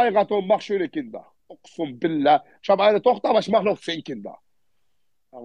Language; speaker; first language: German; early bilingual, other home language; Arabic